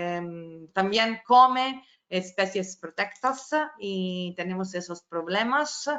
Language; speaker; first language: Spanish; non-native, fluent; Italian